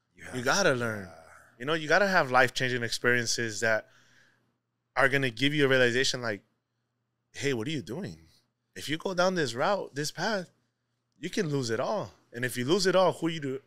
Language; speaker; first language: English; native; English